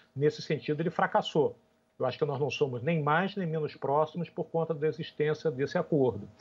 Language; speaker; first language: Portuguese; native; Portuguese